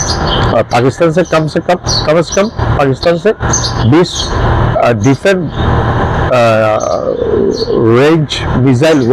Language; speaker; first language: Hindi; non-native, learner; Bangla